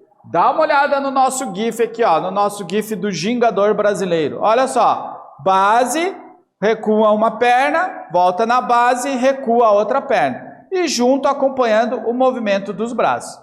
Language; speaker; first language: Portuguese; native; Portuguese